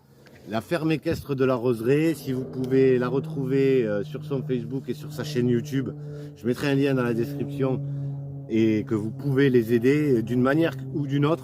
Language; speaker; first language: French; native; French